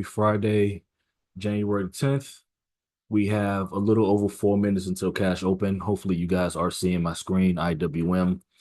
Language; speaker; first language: English; native; English